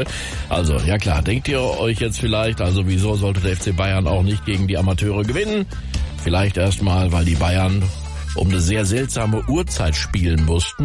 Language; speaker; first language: German; native; German